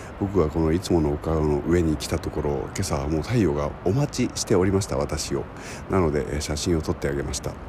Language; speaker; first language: Japanese; native; Japanese